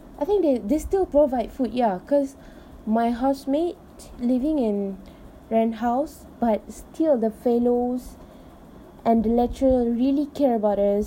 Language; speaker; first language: English; non-native, local second language; Malay